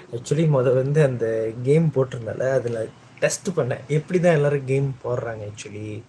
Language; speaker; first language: Tamil; early bilingual, heritage; Tamil